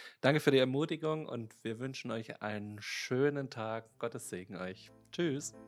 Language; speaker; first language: German; native; German